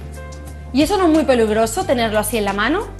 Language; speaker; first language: Spanish; native; Spanish